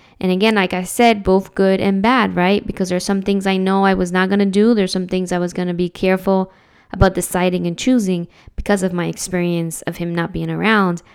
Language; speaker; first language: English; early bilingual, other home language; Spanish